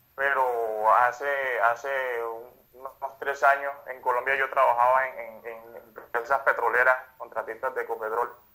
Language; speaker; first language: Spanish; native; Spanish